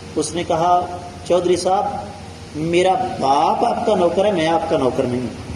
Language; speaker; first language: Urdu; non-native, local second language; Punjabi